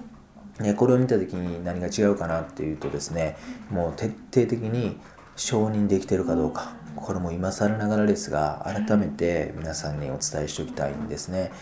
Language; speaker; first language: Japanese; native; Japanese